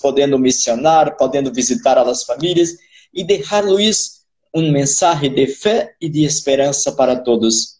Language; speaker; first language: Spanish; non-native, fluent; Portuguese